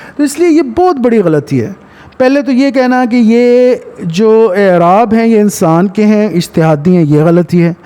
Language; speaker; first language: Urdu; early bilingual, heritage; Punjabi